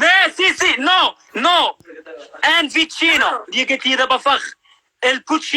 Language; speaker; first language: Italian; non-native, learner; Arabic